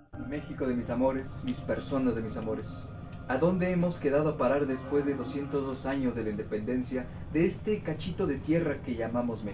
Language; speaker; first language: Spanish; native; Spanish